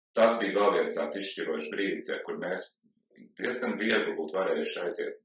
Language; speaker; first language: Latvian; early bilingual, heritage; Latvian